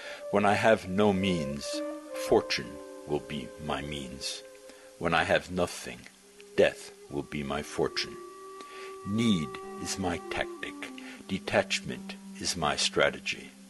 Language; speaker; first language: English; native; English